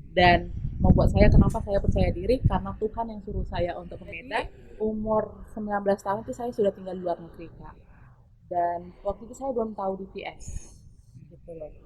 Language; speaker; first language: Indonesian; native; Indonesian